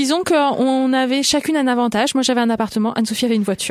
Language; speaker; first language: French; native; French